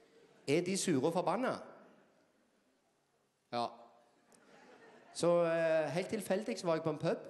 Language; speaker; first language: Norwegian; native; Norwegian